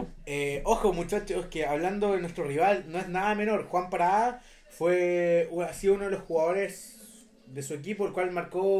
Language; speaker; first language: Spanish; native; Spanish